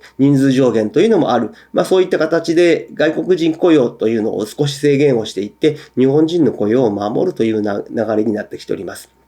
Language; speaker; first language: Japanese; native; Japanese